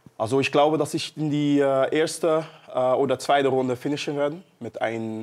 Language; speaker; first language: German; non-native, learner; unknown